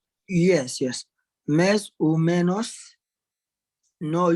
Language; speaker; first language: Portuguese; non-native, learner; Arabic